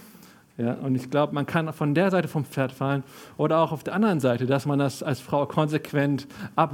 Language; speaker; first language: German; native; German